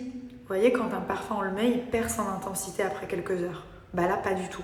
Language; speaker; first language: French; native; French